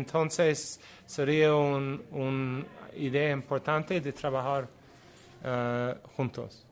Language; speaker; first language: Spanish; non-native, learner; English